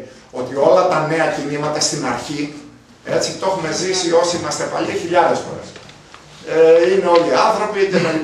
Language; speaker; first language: Greek; native; Greek